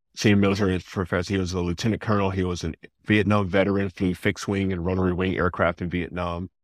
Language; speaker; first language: English; native; English